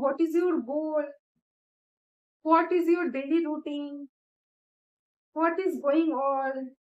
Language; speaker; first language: English; non-native, learner; Bangla